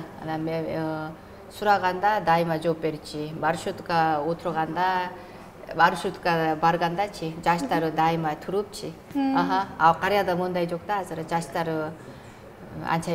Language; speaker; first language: Kyrgyz; non-native, learner; Korean